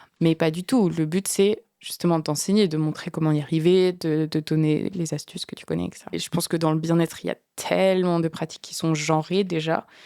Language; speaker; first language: French; native; French